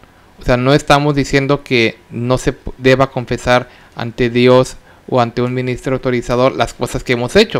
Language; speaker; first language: Spanish; native; Spanish